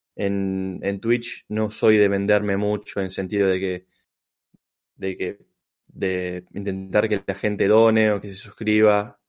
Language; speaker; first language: Spanish; native; Spanish